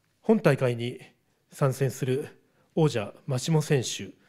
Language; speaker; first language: Japanese; native; Japanese